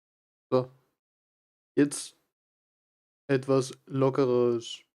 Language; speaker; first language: German; native; German